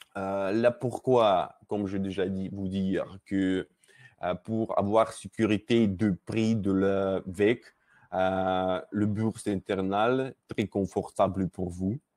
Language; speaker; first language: French; non-native, learner; Russian